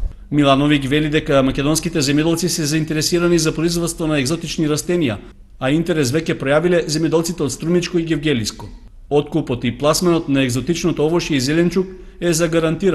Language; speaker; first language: Macedonian; native; Macedonian